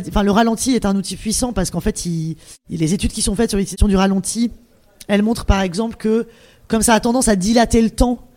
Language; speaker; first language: French; native; French